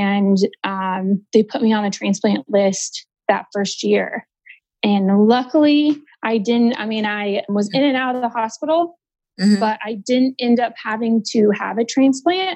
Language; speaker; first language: English; native; English